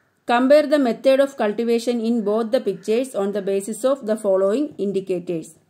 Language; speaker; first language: English; non-native, local second language; Malayalam